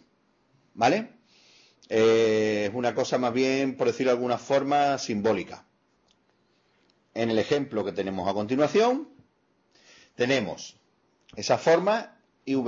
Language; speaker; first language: Spanish; native; Spanish